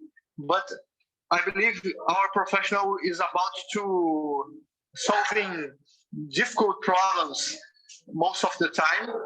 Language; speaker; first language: English; non-native, fluent; Portuguese